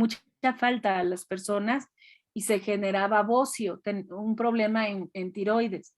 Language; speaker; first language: Spanish; native; Spanish